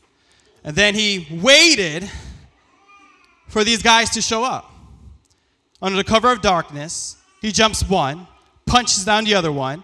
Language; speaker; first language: English; early bilingual, other home language; Persian